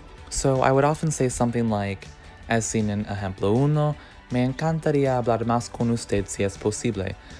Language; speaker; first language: Spanish; non-native, fluent; English